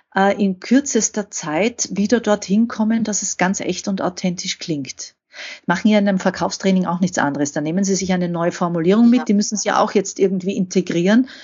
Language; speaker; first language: German; native; German